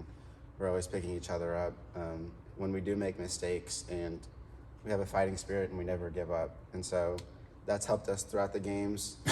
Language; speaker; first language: English; native; English